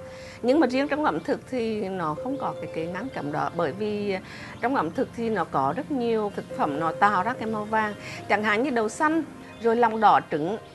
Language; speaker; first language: Vietnamese; native; Vietnamese